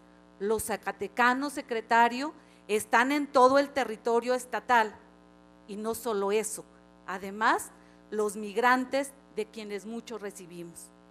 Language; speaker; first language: Spanish; native; Spanish